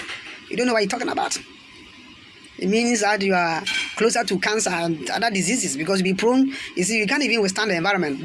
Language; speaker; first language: English; non-native, local second language; Akan